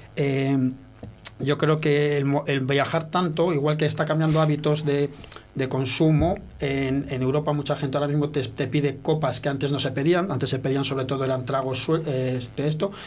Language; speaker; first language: Spanish; early bilingual, heritage; French